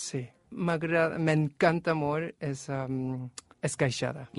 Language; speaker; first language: Catalan; non-native, learner; Korean